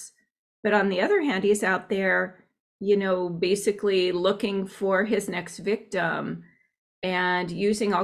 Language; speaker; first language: English; native; English